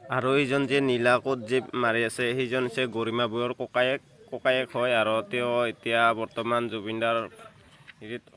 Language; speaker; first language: Assamese; native; Assamese